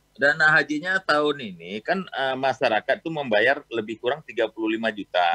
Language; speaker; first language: Indonesian; non-native, local second language; Achinese